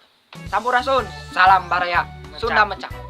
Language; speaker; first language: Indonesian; non-native, local second language; Sundanese